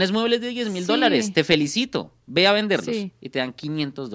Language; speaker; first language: Spanish; native; Spanish